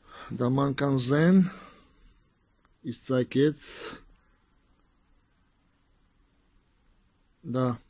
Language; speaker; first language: German; non-native, learner; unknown